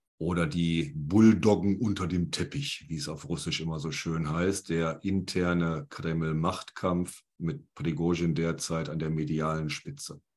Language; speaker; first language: German; native; German